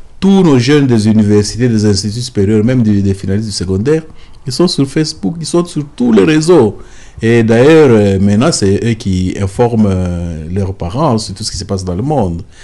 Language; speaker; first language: French; non-native, local second language; Lingala